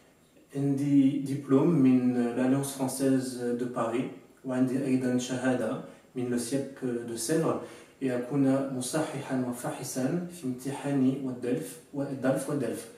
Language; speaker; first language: Arabic; non-native, fluent; French